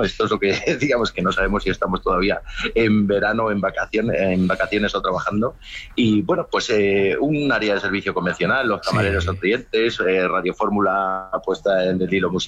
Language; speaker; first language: Spanish; native; Spanish